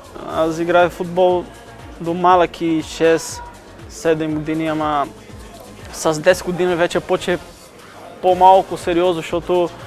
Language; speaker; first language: Bulgarian; non-native, learner; Portuguese